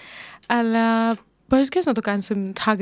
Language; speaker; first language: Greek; early bilingual, heritage; Greek